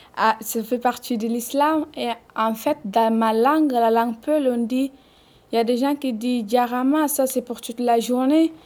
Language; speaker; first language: French; non-native, local second language; Fula